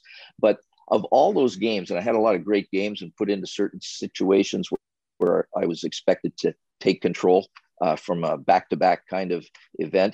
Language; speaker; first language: English; native; English